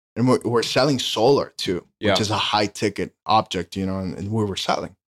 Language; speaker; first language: English; non-native, fluent; Spanish